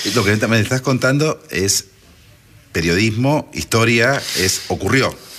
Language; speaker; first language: Spanish; native; Spanish